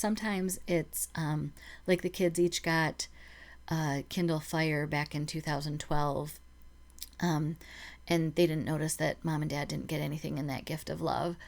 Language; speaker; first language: English; native; English